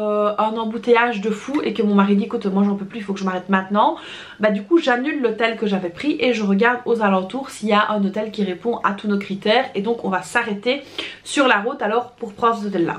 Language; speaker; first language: French; native; French